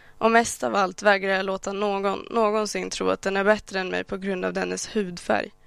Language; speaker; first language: Swedish; early bilingual, other home language; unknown